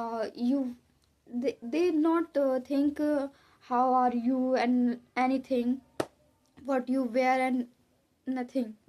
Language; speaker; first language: English; non-native, learner; Hindi